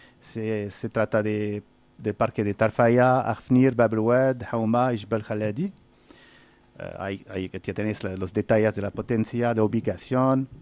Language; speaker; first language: Spanish; non-native, fluent; Arabic